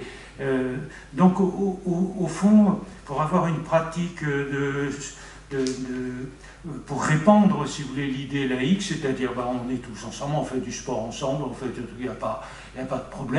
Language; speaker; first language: French; native; French